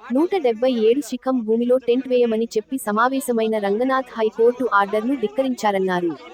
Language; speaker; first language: Telugu; native; Telugu